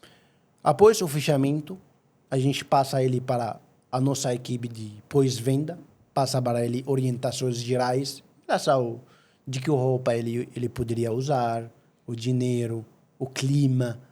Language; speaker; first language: Portuguese; non-native, fluent; Arabic